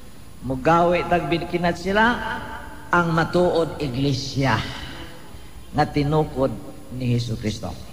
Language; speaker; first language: Cebuano; native; Cebuano